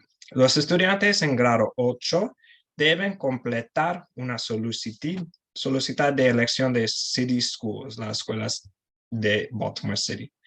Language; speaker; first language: Spanish; non-native, learner; English